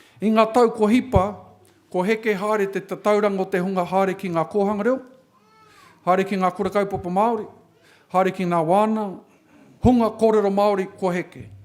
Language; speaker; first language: Māori; native; Māori